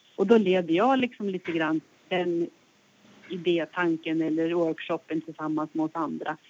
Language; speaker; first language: Swedish; native; Swedish